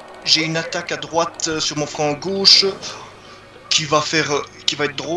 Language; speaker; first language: French; native; French